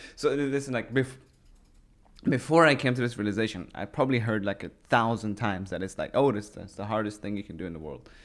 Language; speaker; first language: English; early bilingual, other home language; Persian